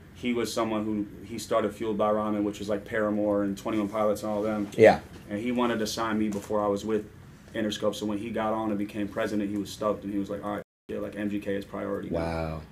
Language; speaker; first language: English; native; English